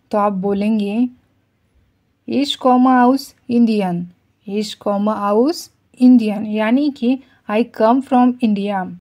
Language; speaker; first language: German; non-native, fluent; Hindi